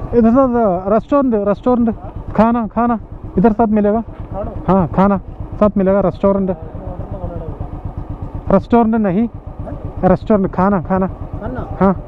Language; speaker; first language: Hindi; non-native, learner; Malayalam